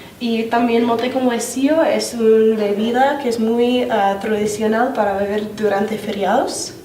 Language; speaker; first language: Spanish; non-native, learner; English